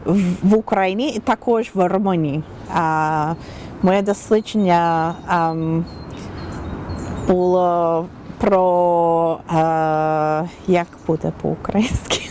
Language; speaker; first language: Ukrainian; non-native, learner; English